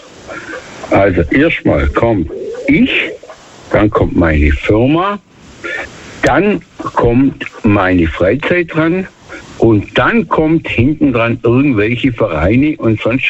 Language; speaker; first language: German; native; German